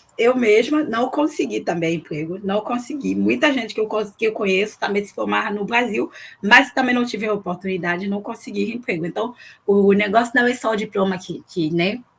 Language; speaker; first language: Portuguese; non-native, fluent; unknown